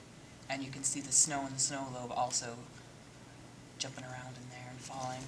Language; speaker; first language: English; native; English